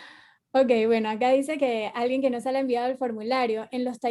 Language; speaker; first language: Spanish; native; Spanish